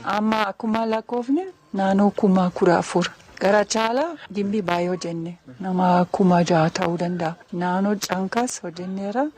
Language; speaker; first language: Oromo; non-native, fluent; German